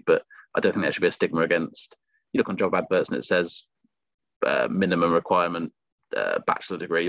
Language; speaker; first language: English; native; English